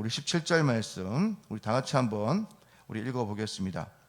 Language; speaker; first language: Korean; native; Korean